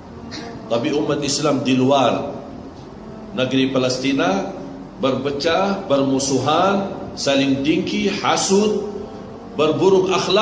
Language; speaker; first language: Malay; non-native, fluent; Arabic